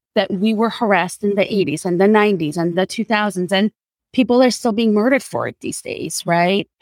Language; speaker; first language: English; non-native, fluent; Korean